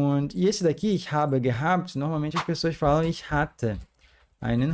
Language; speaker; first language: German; non-native, fluent; Portuguese